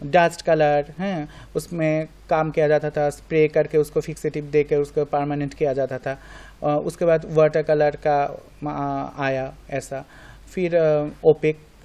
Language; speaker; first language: Hindi; non-native, local second language; Bangla